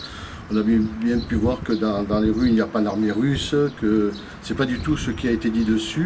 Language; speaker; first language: French; native; French